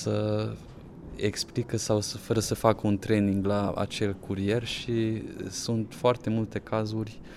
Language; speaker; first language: Romanian; non-native, local second language; Hungarian